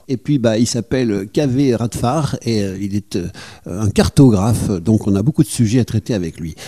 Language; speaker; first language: French; native; French